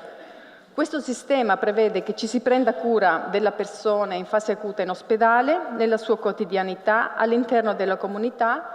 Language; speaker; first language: Italian; native; Italian